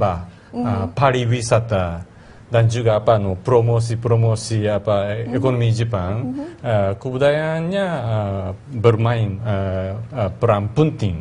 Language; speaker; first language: Indonesian; non-native, learner; Japanese